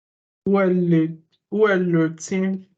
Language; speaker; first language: French; non-native, learner; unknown